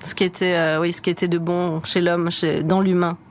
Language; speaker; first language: French; native; French